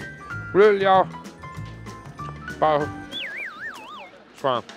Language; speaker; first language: Chinese; non-native, fluent; German